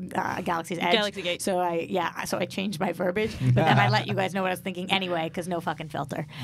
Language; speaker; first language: English; native; English